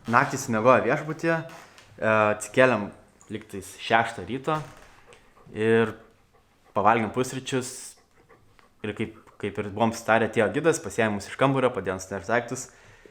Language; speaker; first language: Lithuanian; native; Lithuanian